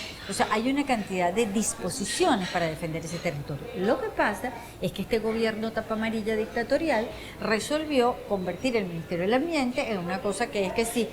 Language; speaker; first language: Spanish; native; Spanish